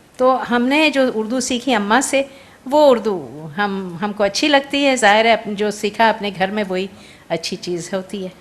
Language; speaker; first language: Urdu; native; Urdu